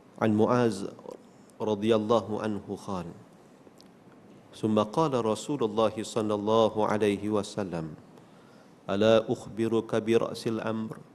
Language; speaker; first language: Malay; native; Malay